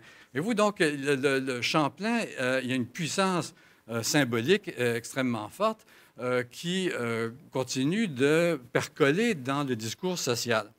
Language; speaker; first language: French; native; French